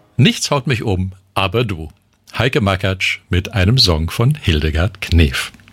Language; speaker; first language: German; native; German